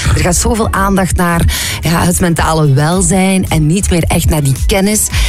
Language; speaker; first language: Dutch; native; Dutch